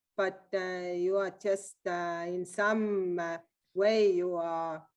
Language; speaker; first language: English; non-native, fluent; Estonian